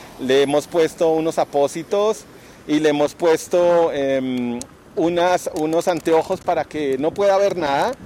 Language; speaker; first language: Spanish; native; Spanish